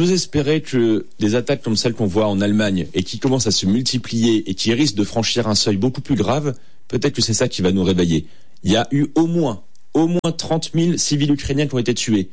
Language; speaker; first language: French; native; French